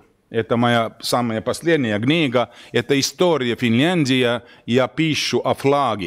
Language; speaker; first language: Russian; non-native, learner; Finnish